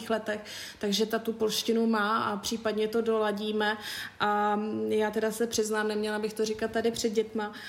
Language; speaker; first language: Czech; native; Czech